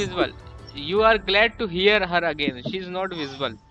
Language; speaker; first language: English; non-native, local second language; Hindi